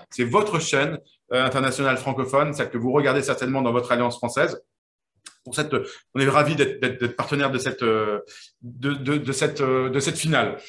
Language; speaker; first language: French; native; French